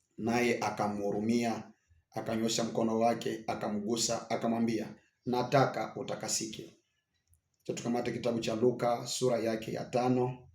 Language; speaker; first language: Swahili; native; Swahili